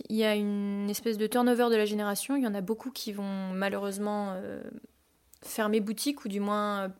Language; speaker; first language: French; native; French